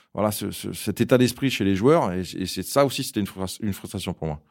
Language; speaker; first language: French; native; French